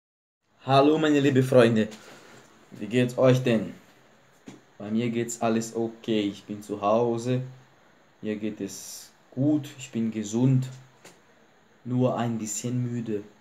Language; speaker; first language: German; non-native, fluent; Portuguese